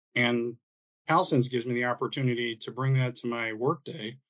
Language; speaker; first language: English; native; English